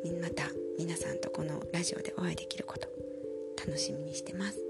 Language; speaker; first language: Japanese; native; Japanese